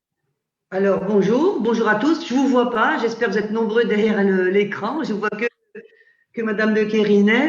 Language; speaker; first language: French; native; French